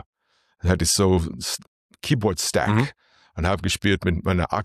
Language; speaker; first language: German; non-native, learner; English